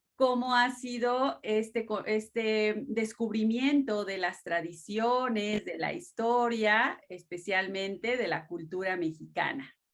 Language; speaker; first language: Spanish; native; Spanish